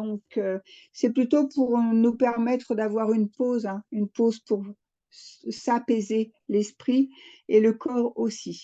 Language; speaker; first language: French; native; French